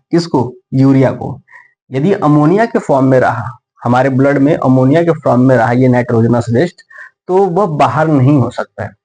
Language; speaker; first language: Hindi; native; Hindi